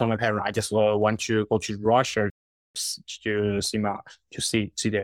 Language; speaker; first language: English; non-native, learner; Chinese